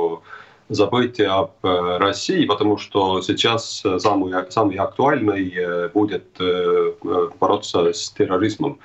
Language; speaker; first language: Russian; non-native, fluent; Estonian